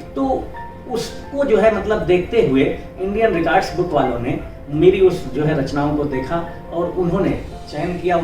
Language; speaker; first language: Hindi; native; Hindi